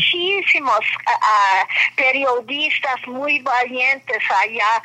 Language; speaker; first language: Spanish; non-native, fluent; English